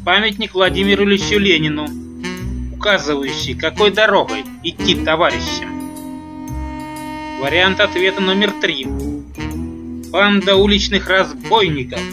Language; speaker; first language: Russian; native; Russian